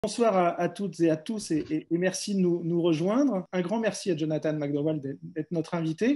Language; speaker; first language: French; native; French